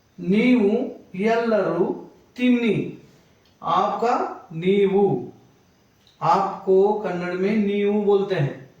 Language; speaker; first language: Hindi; non-native, local second language; Kannada